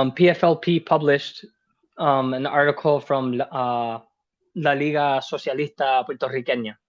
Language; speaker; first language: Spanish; early bilingual, heritage; Spanish